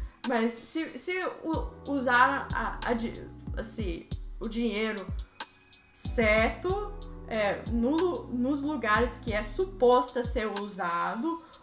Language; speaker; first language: Portuguese; early bilingual, heritage; Portuguese